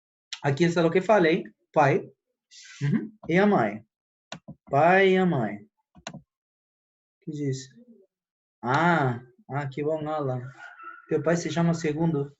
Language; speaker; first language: Portuguese; non-native, fluent; Spanish